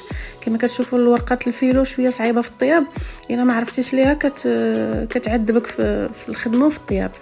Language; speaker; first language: Arabic; native; Arabic